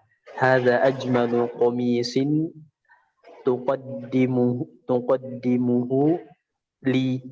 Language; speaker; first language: Arabic; non-native, learner; Indonesian